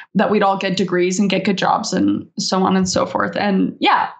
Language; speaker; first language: English; native; English